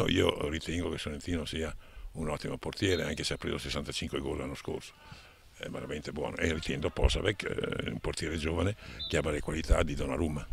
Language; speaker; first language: Italian; native; Italian